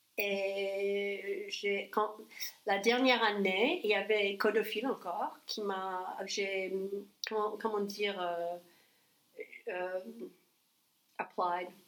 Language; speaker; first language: French; non-native, fluent; English